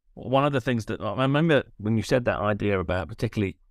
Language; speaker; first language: English; native; English